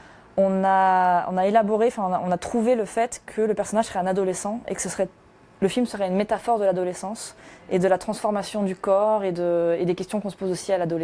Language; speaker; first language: French; native; French